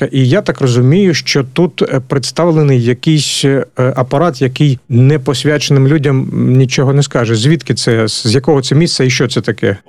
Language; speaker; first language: Ukrainian; native; Ukrainian